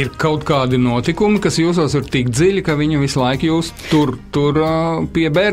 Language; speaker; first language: Latvian; native; Latvian